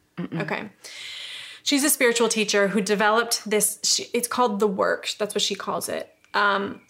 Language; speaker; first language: English; native; English